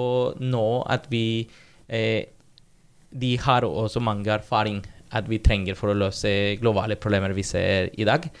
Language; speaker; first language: Norwegian; non-native, fluent; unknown